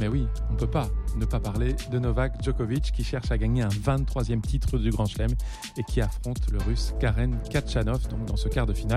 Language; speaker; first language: French; native; French